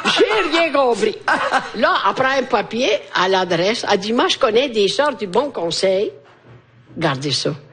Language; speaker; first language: French; non-native, fluent; Italian